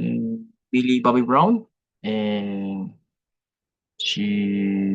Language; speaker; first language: English; non-native, learner; Spanish